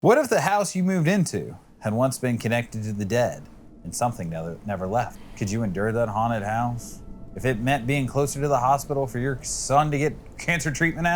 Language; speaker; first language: English; native; English